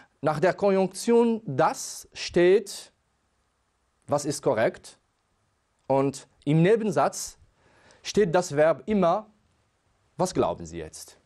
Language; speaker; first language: German; non-native, fluent; Arabic